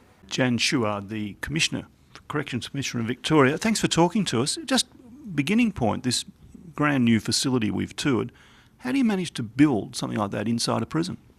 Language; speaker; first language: English; native; English